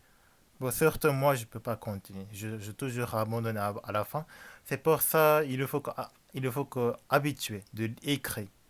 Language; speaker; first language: French; non-native, learner; Japanese